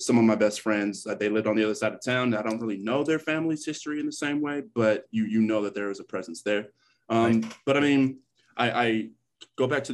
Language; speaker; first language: English; native; English